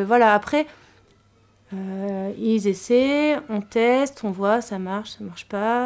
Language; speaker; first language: French; native; French